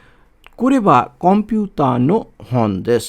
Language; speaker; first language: Japanese; non-native, fluent; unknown